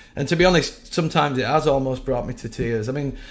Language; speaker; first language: English; native; English